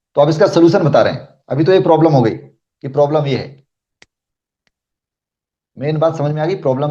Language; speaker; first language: Hindi; native; Hindi